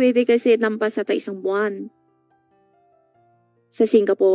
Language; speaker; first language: Filipino; non-native, learner; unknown